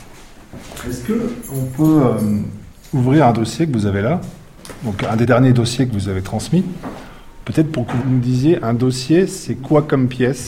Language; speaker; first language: French; native; French